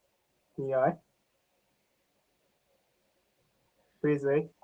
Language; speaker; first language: English; non-native, learner; Japanese